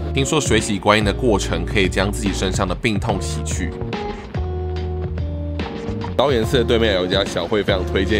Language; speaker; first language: Chinese; native; Chinese